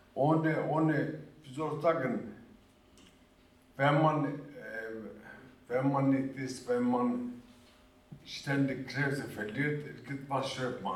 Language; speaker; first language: German; early bilingual, other home language; Turkish